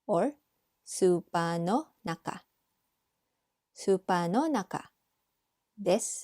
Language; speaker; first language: Japanese; non-native, learner; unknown